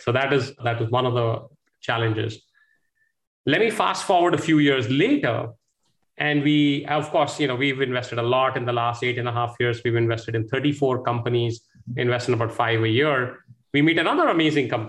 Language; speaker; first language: English; non-native, local second language; Hindi